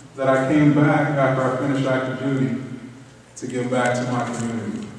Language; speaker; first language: English; native; English